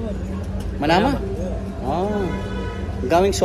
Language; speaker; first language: English; non-native, learner; Filipino